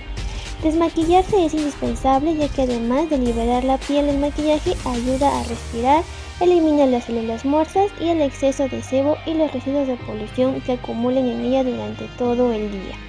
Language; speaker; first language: Spanish; native; Spanish